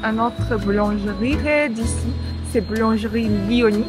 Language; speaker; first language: French; non-native, learner; English